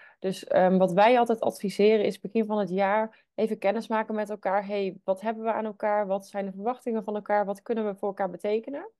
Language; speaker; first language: Dutch; native; Dutch